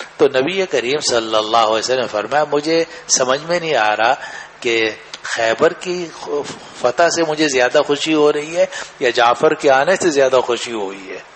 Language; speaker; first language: Urdu; native; Urdu